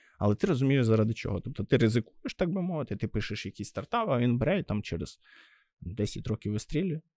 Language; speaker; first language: Ukrainian; native; Ukrainian